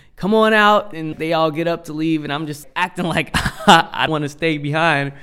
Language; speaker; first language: English; native; English